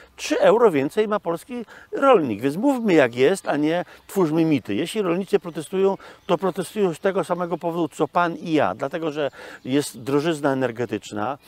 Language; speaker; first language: Polish; native; Polish